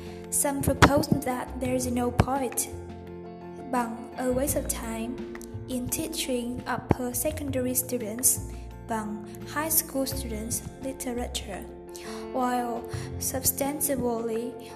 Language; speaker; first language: English; non-native, fluent; Vietnamese